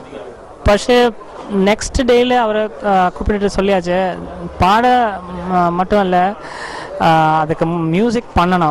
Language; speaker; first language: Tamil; non-native, learner; Malayalam